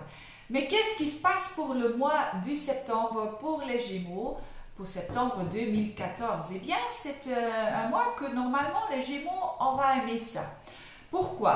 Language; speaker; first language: French; non-native, local second language; Dutch